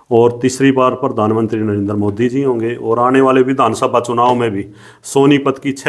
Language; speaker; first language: Hindi; native; Hindi